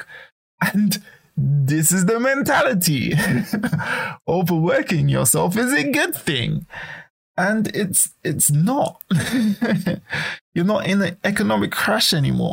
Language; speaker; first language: English; native; English